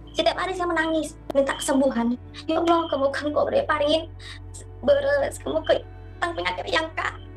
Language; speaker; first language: Indonesian; non-native, local second language; Madurese